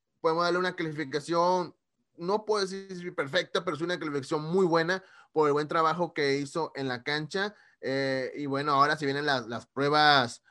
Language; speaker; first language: Spanish; native; Spanish